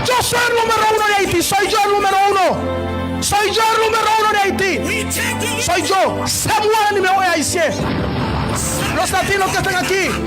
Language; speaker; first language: Spanish; non-native, learner; Haitian Creole